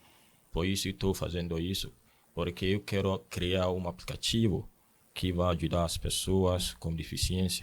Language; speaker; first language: Portuguese; non-native, learner; Akan